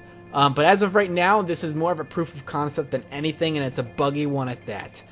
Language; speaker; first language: English; native; English